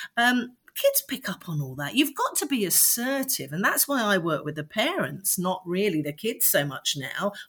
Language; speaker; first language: English; native; English